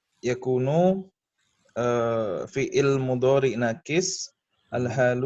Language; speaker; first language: Arabic; non-native, learner; Indonesian